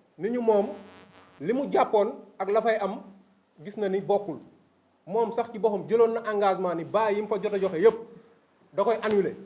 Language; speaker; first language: Wolof; native; Wolof